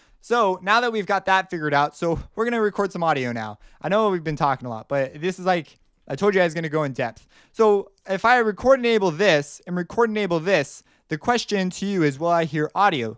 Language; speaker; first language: English; native; English